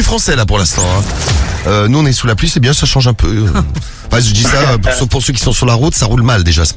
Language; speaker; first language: French; native; French